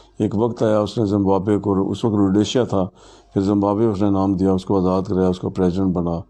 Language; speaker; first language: Urdu; non-native, local second language; Pahari-Potwari